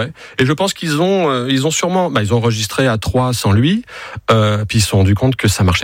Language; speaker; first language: French; native; French